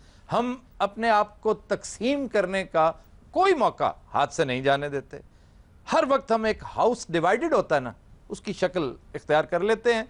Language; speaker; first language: Urdu; native; Urdu